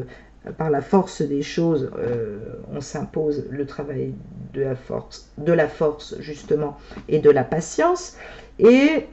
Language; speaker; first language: French; native; French